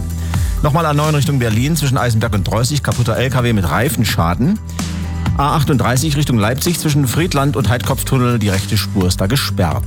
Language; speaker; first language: German; native; German